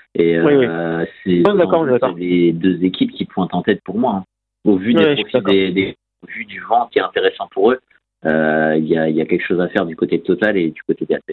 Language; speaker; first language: French; native; French